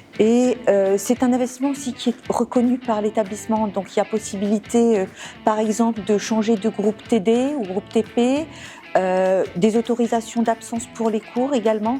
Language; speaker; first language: French; native; French